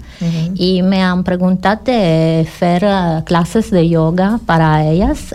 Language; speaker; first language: Spanish; non-native, learner; Italian